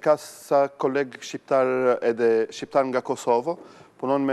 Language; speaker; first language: Albanian; non-native, learner; Arabic